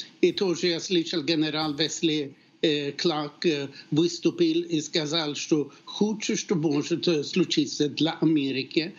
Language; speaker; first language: Russian; non-native, fluent; Swedish